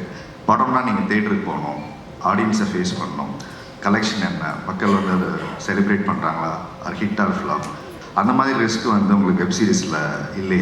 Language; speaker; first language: Tamil; native; Tamil